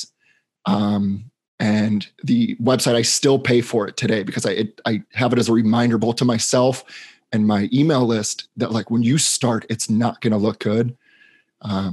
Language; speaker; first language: English; native; English